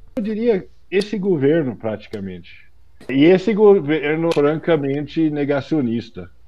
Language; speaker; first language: Portuguese; non-native, fluent; English